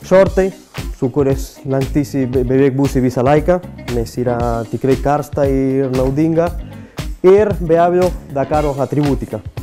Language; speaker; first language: Lithuanian; non-native, fluent; Spanish